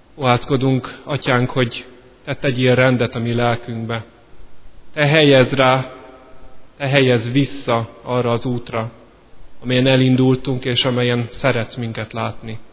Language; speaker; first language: Hungarian; native; Hungarian